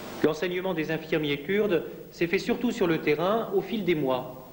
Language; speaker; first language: French; native; French